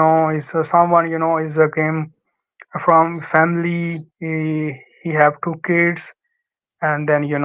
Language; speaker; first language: English; non-native, learner; Urdu